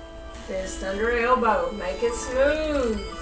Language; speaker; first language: English; native; English